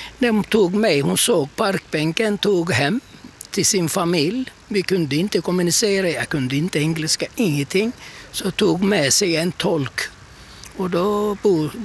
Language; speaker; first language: Swedish; non-native, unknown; Turkish